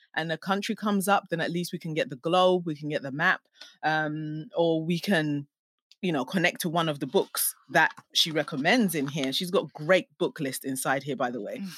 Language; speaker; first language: English; non-native, local second language; Akan